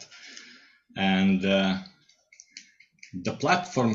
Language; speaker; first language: English; non-native, fluent; Lithuanian